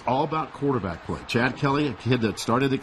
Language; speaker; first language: English; native; English